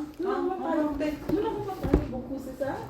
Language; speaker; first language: French; non-native, learner; English